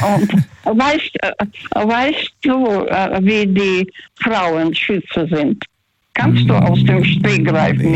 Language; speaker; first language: German; early bilingual, heritage; German